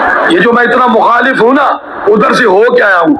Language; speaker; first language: Urdu; native; Urdu